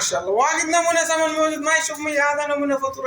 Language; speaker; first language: Arabic; non-native, learner; Bangla